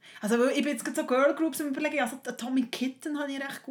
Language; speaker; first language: German; native; German